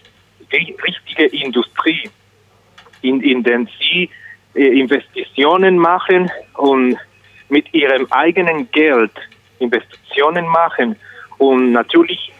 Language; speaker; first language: German; non-native, learner; Spanish